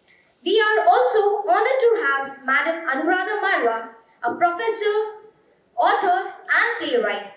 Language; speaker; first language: English; non-native, local second language; Hindi